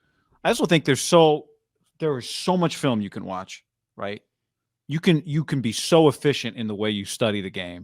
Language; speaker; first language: English; native; English